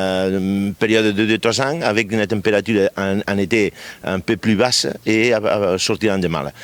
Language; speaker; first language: French; non-native, fluent; Catalan